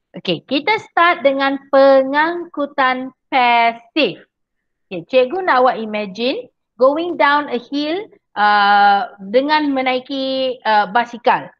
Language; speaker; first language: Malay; native; Malay